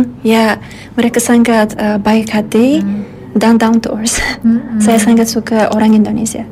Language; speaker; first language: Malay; non-native, learner; Uzbek